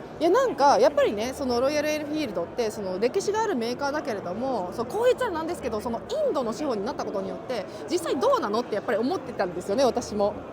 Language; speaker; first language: Japanese; native; Japanese